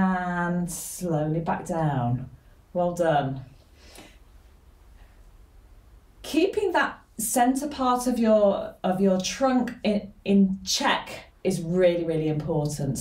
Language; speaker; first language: English; native; English